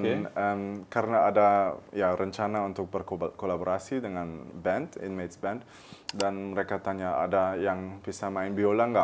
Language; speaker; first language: Indonesian; early bilingual, heritage; German